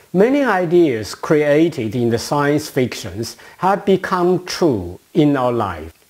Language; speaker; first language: English; non-native, fluent; Chinese